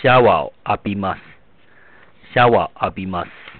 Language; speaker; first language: Japanese; non-native, fluent; Chinese